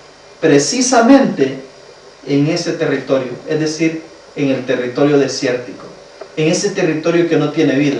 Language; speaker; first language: Spanish; native; Spanish